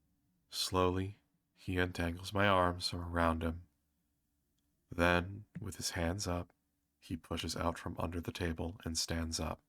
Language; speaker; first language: English; native; English